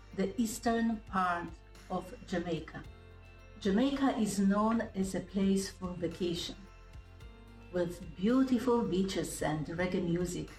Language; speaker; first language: English; non-native, fluent; Indonesian